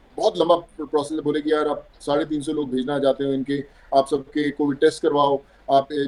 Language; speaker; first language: Hindi; non-native, local second language; Punjabi